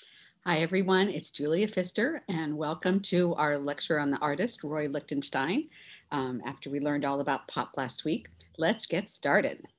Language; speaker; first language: English; native; English